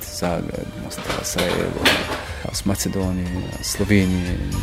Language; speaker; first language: German; non-native, fluent; Croatian